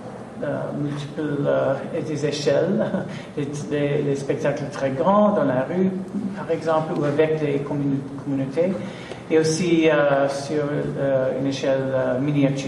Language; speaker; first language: French; non-native, fluent; English